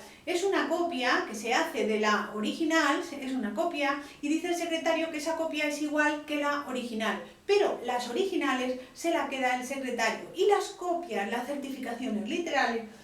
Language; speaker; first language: Spanish; native; Spanish